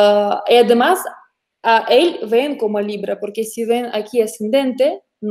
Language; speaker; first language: Spanish; non-native, fluent; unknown